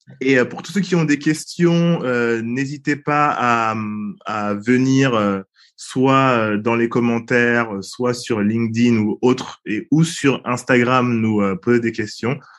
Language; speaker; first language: French; native; French